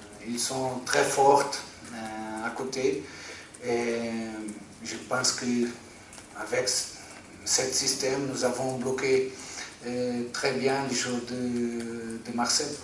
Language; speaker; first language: French; non-native, fluent; Portuguese